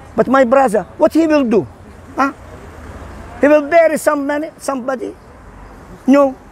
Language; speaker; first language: English; non-native, learner; Azerbaijani